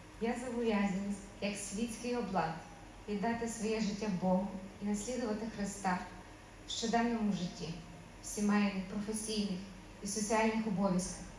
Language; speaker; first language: Ukrainian; native; Ukrainian